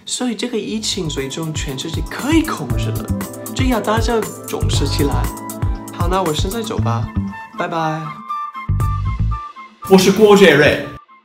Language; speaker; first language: Chinese; non-native, fluent; English